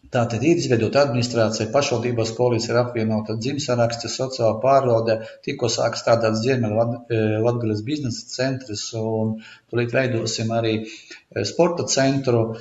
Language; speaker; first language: Latvian; non-native, local second language; Russian